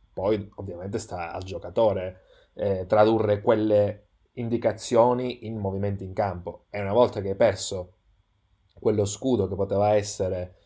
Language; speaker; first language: Italian; native; Italian